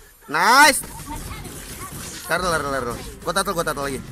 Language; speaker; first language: Indonesian; native; Indonesian